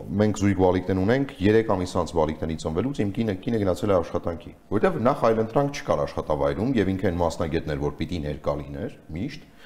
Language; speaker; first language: Armenian; native; Armenian